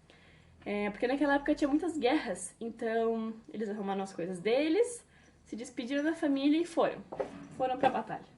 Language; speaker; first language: Portuguese; native; Portuguese